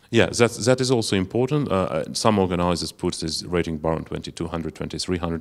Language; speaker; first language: English; non-native, fluent; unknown